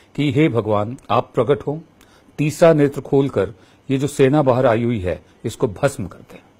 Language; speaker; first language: Hindi; native; Hindi